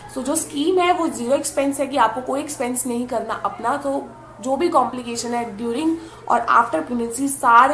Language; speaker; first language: Hindi; native; Hindi